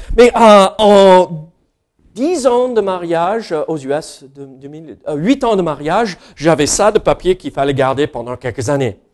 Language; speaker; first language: French; non-native, fluent; English